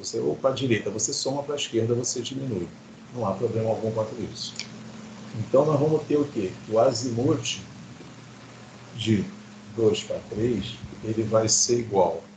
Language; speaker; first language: Portuguese; native; Portuguese